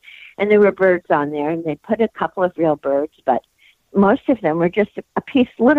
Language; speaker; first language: English; native; English